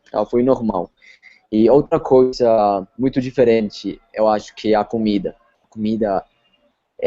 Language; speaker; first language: Portuguese; non-native, fluent; Spanish